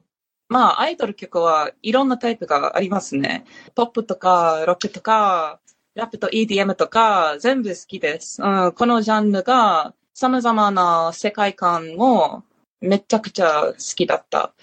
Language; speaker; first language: Japanese; non-native, learner; English